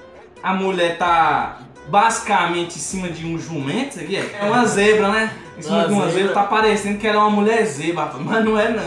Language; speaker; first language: Portuguese; native; Portuguese